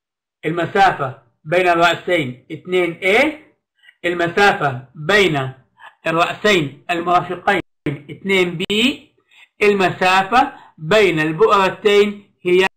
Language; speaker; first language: Arabic; native; Arabic